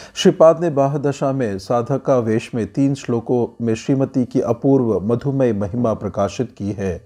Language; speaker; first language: Hindi; native; Hindi